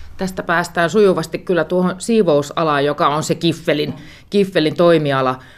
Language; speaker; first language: Finnish; native; Finnish